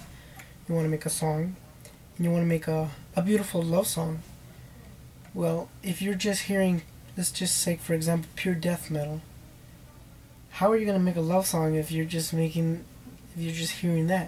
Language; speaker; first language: English; early bilingual, other home language; Spanish